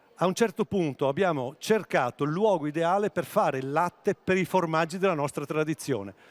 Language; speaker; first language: Italian; native; Italian